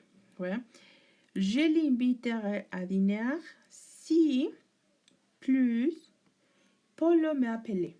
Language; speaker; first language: French; non-native, learner; Spanish